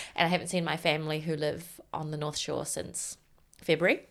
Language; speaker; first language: English; native; English